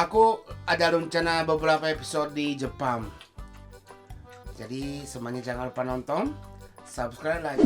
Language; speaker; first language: Indonesian; non-native, fluent; Japanese